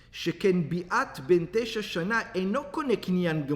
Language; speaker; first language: Hebrew; non-native, fluent; English